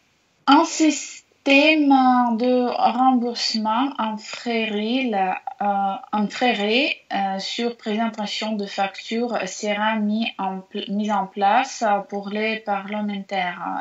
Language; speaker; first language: French; non-native, learner; Russian